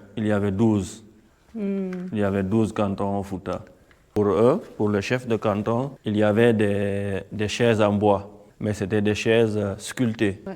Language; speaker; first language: French; non-native, local second language; Fula